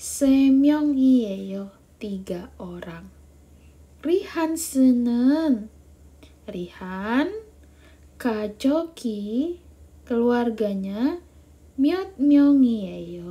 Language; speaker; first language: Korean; non-native, learner; Indonesian